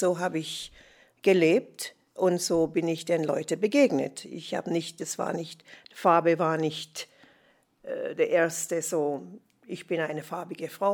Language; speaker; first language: German; non-native, fluent; English